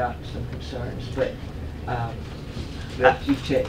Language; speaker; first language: English; native; English